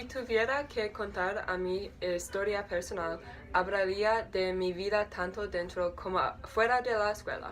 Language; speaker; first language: Spanish; non-native, learner; English